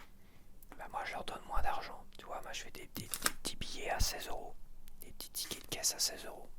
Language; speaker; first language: French; native; French